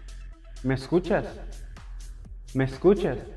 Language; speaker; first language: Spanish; non-native, fluent; Portuguese